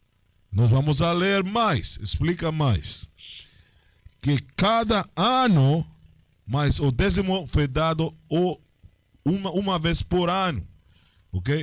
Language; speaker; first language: Portuguese; non-native, learner; Spanish